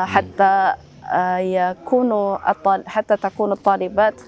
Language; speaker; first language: Arabic; non-native, fluent; Indonesian